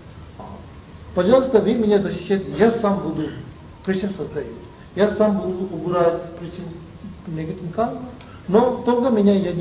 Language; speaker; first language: Russian; non-native, learner; Tibetan